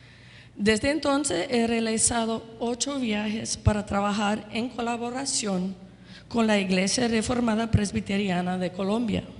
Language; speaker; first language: Spanish; non-native, fluent; English